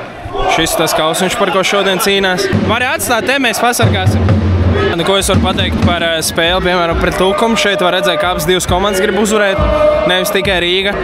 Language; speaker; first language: Latvian; native; Latvian